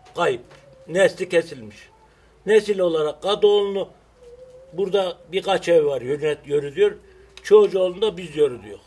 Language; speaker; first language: Turkish; native; Turkish